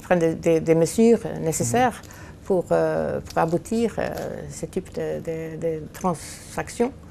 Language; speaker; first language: French; non-native, fluent; Swedish